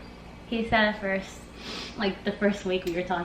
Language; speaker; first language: English; native; English